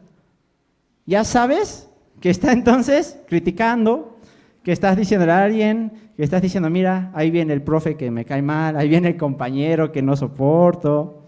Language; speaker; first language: Spanish; native; Spanish